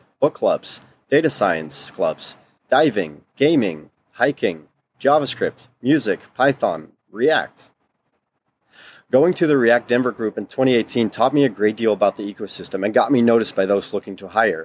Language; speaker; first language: English; non-native, fluent; Dutch